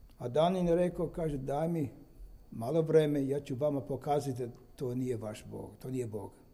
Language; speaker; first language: Serbian; non-native, fluent; Romanian